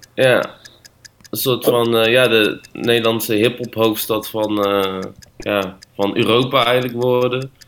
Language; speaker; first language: Dutch; native; Dutch